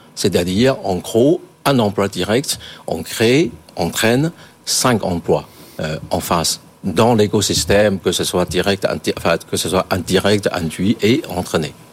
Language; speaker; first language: French; non-native, fluent; Chinese